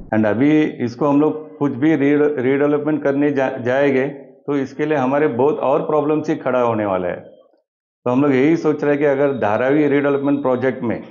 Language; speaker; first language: Hindi; non-native, local second language; Tamil